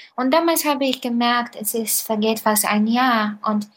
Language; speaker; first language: German; non-native, fluent; Bulgarian